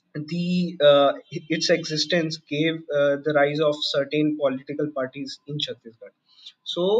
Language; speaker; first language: English; non-native, local second language; Hindi